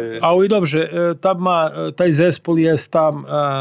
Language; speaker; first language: Polish; non-native, learner; Serbian